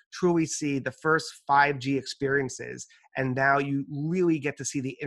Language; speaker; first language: English; native; English